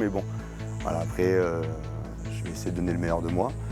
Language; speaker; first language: French; native; French